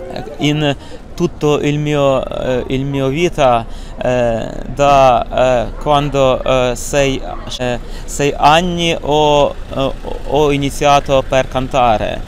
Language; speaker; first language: Italian; non-native, learner; Ukrainian